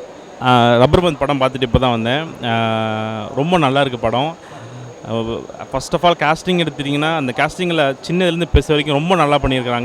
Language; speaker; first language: Tamil; native; Tamil